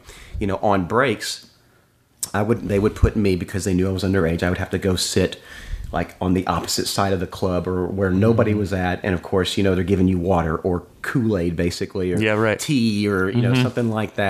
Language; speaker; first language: English; native; English